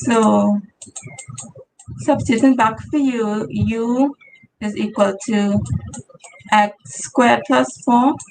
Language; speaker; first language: English; native; English